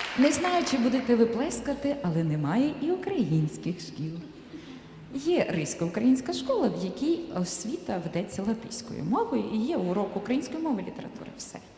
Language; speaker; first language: Ukrainian; native; Ukrainian